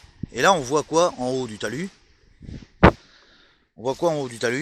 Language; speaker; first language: French; native; French